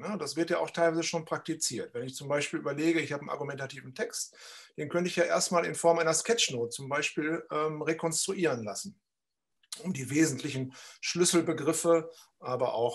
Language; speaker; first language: German; native; German